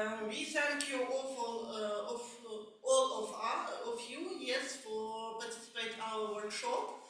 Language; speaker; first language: English; non-native, learner; Ukrainian